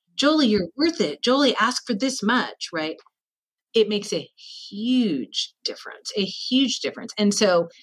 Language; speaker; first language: English; native; English